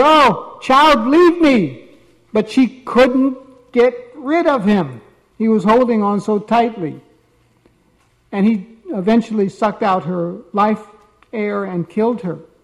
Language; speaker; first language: English; native; English